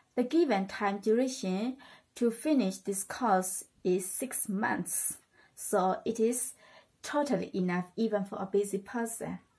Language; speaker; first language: English; non-native, fluent; Burmese